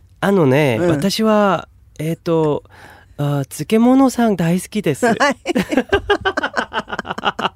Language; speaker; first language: Japanese; non-native, learner; Korean